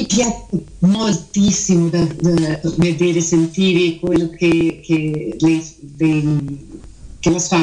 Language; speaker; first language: Italian; early bilingual, heritage; Portuguese